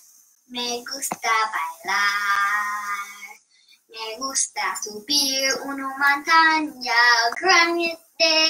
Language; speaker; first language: Spanish; non-native, learner; English